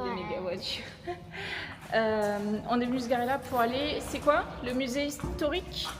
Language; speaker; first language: French; native; French